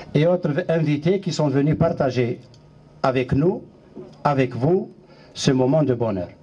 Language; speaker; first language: French; non-native, local second language; Arabic